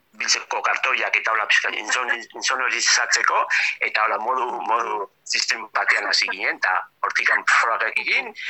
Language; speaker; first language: Basque; native; Basque